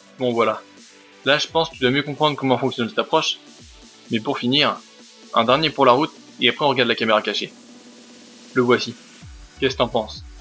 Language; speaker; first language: French; native; French